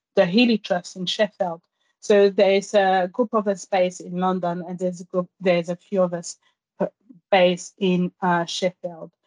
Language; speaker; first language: English; non-native, fluent; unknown